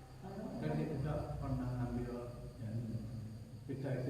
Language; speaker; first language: Indonesian; native; Indonesian